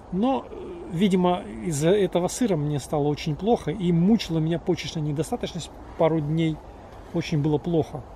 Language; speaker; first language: Russian; native; Russian